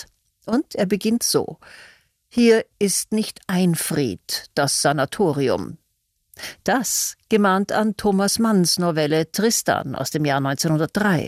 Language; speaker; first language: German; native; German